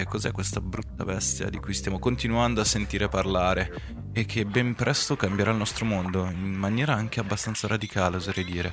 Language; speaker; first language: Italian; native; Italian